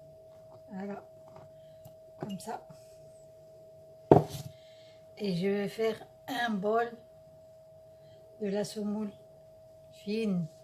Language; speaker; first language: French; non-native, local second language; Arabic